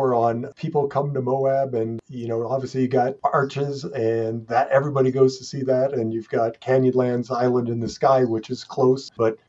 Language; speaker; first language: English; native; English